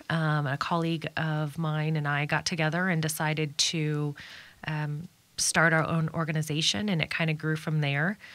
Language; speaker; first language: English; native; English